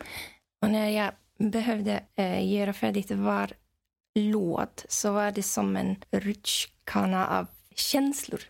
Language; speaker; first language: Swedish; non-native, fluent; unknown